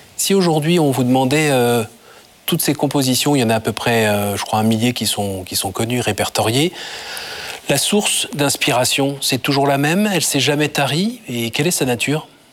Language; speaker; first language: French; native; French